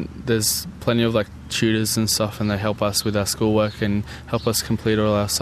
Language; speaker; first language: English; native; English